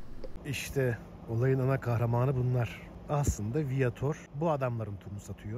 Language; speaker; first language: Turkish; native; Turkish